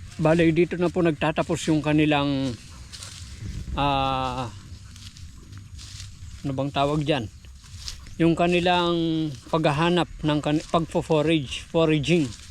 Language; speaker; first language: Filipino; non-native, local second language; Iloko